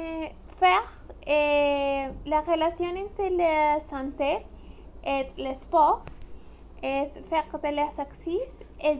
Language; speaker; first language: French; non-native, learner; Spanish